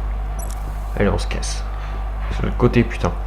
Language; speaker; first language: French; native; French